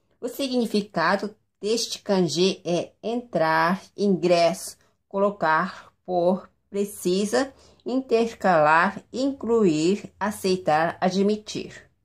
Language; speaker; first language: Portuguese; non-native, fluent; Japanese